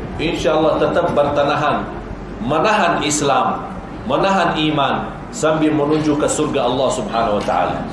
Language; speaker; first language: Malay; non-native, fluent; Arabic